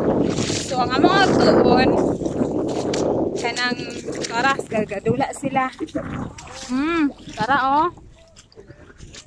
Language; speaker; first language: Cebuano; non-native, local second language; Filipino